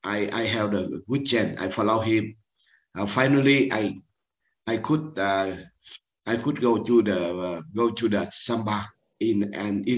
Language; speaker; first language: English; non-native, learner; Vietnamese